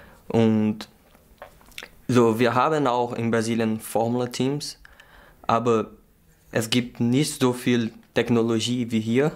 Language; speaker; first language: German; non-native, learner; Portuguese